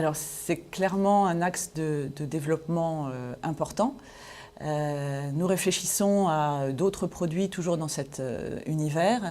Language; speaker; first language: French; native; French